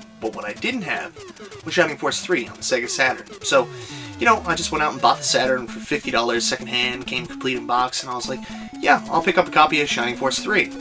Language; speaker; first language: English; native; English